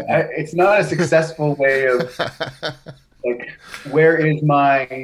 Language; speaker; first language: English; native; English